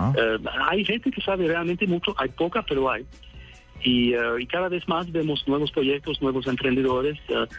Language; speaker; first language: Spanish; non-native, fluent; Swedish